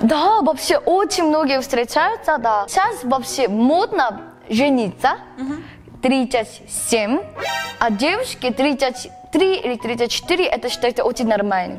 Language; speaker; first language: Russian; non-native, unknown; Korean